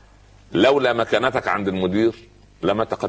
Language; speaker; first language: Arabic; native; Arabic